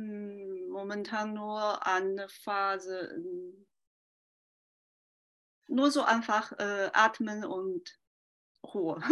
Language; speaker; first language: German; non-native, learner; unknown